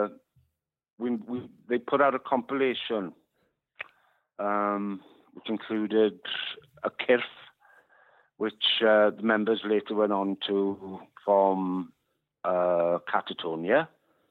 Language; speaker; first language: English; non-native, local second language; Welsh